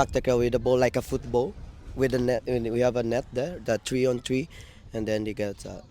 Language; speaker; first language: English; non-native, local second language; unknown